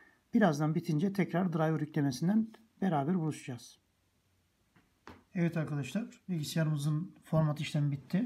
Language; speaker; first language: Turkish; native; Turkish